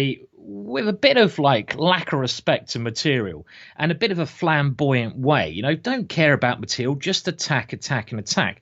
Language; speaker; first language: English; native; English